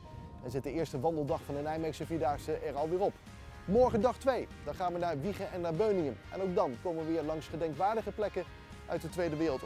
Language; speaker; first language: Dutch; native; Dutch